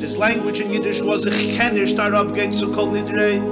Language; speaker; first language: English; native; English